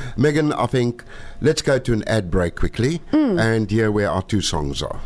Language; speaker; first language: English; non-native, local second language; Afrikaans